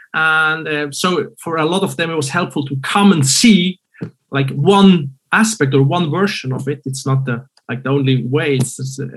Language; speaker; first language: English; non-native, fluent; German